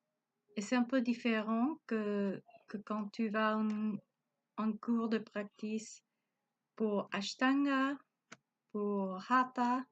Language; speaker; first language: French; non-native, learner; Spanish